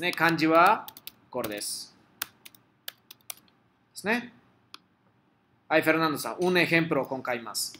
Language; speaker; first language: Japanese; non-native, fluent; Spanish